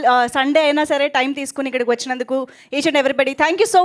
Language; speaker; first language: Telugu; native; Telugu